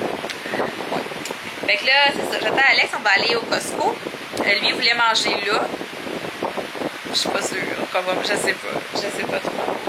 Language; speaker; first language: French; native; French